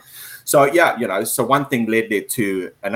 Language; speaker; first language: English; native; English